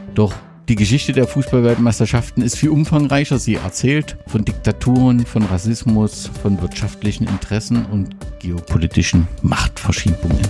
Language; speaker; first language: German; native; German